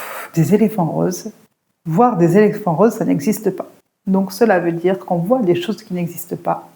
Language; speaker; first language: French; native; French